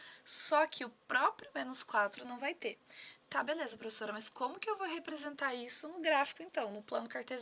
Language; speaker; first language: Portuguese; native; Portuguese